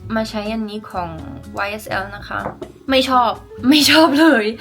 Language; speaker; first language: Thai; early bilingual, heritage; Thai